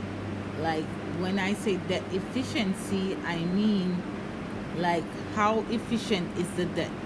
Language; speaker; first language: English; native; English